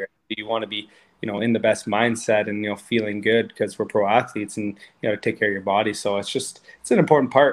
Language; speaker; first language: English; native; English